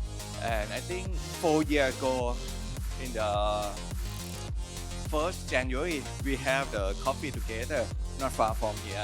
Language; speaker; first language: English; non-native, learner; Thai